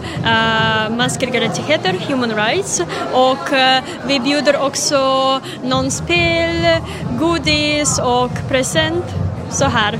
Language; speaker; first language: Swedish; non-native, learner; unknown